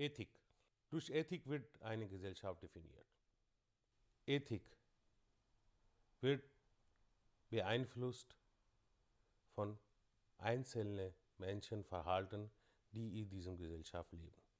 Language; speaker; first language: German; non-native, fluent; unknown